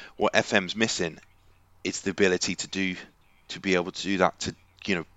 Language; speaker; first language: English; native; English